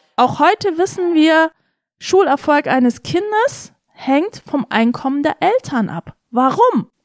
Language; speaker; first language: German; early bilingual, other home language; Turkish